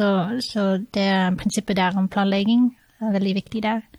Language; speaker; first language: Norwegian; non-native, fluent; English